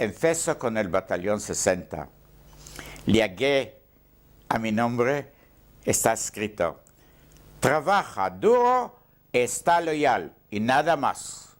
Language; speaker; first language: Spanish; non-native, learner; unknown